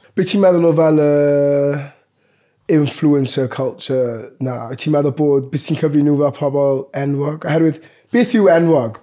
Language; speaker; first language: Welsh; non-native, local second language; English